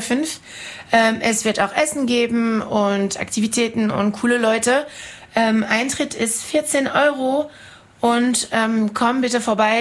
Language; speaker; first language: German; non-native, fluent; French